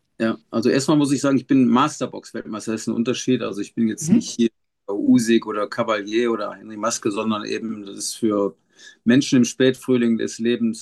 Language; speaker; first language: German; native; German